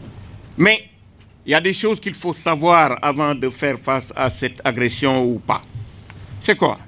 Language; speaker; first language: French; non-native, local second language; Wolof